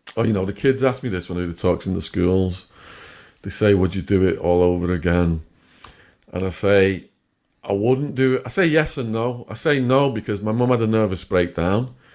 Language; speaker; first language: English; native; English